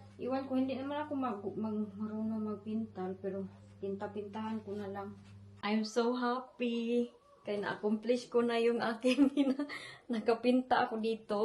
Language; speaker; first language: Filipino; non-native, local second language; Cebuano